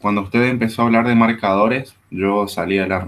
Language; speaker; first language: Spanish; native; Spanish